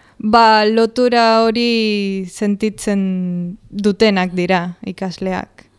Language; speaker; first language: Basque; non-native, fluent; Spanish